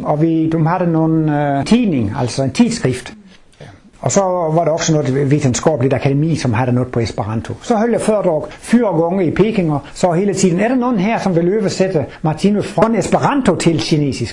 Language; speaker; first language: Swedish; non-native, fluent; Danish